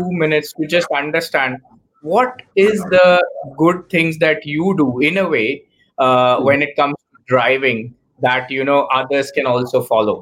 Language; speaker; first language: English; non-native, local second language; Hindi